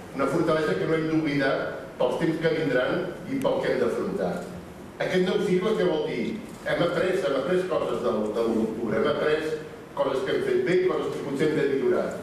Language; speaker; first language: Catalan; native; Catalan